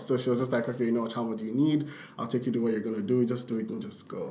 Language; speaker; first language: English; non-native, local second language; Yoruba